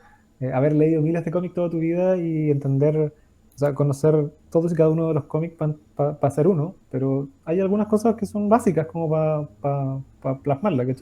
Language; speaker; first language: Spanish; native; Spanish